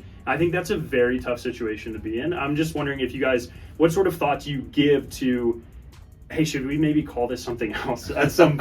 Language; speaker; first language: English; native; English